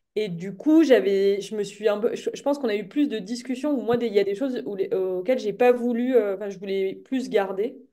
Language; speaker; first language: French; native; French